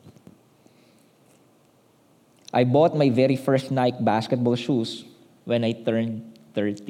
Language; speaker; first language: English; non-native, local second language; Filipino